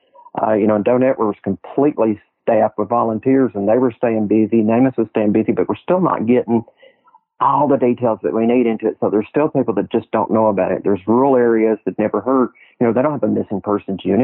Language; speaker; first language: English; native; English